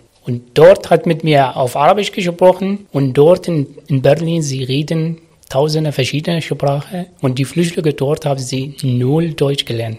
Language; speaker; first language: German; non-native, learner; Arabic